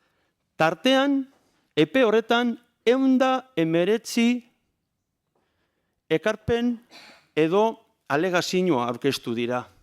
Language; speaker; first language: Basque; native; Basque